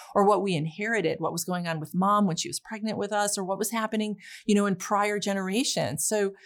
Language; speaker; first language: English; early bilingual, other home language; Polish